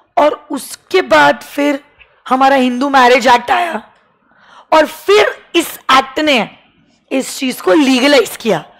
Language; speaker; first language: Hindi; native; Hindi